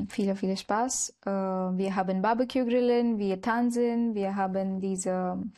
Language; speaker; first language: German; non-native, learner; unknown